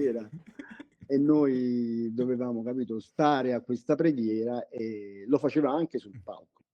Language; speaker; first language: Italian; native; Italian